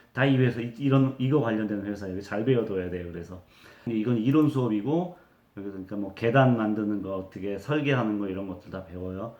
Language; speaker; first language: Korean; native; Korean